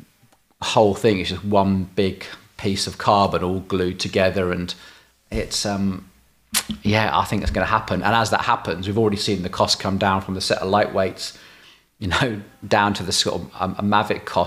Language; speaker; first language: English; native; English